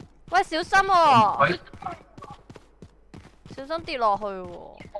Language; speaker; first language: Chinese; native; Chinese